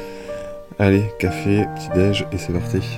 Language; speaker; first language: French; native; French